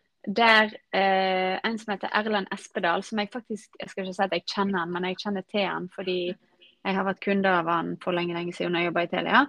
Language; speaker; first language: Norwegian; native; Norwegian